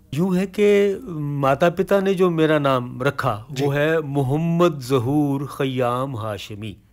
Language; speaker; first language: Hindi; non-native, local second language; Punjabi